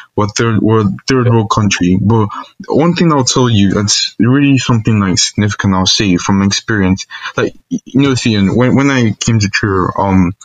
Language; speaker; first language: English; non-native, local second language; Igbo